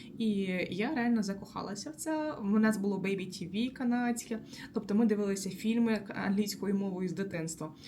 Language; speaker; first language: Ukrainian; native; Ukrainian